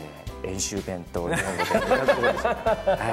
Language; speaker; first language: Japanese; native; Japanese